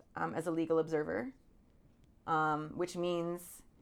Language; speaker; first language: English; native; English